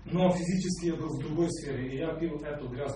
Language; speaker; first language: Russian; non-native, local second language; Ukrainian